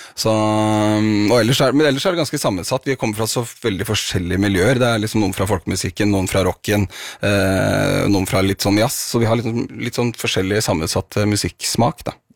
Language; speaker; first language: Norwegian; native; Norwegian